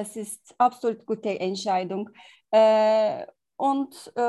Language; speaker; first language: German; non-native, learner; Turkish